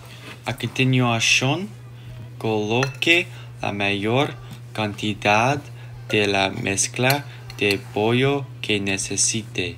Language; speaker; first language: Spanish; non-native, learner; English